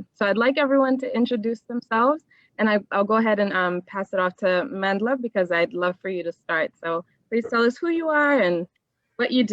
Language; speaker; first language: English; native; English